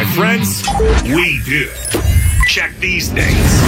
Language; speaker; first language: English; native; English